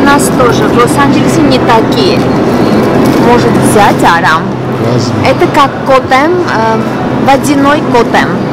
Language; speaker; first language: Russian; non-native, fluent; Armenian